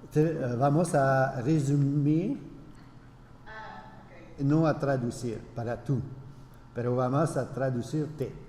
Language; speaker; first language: Spanish; non-native, fluent; French